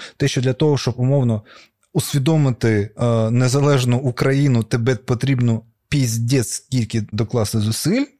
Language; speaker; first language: Ukrainian; non-native, local second language; Russian